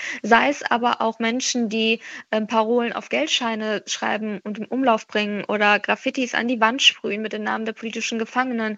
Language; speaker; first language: German; early bilingual, other home language; Persian